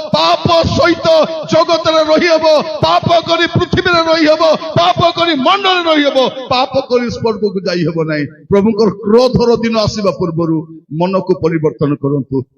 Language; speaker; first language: Odia; non-native, local second language; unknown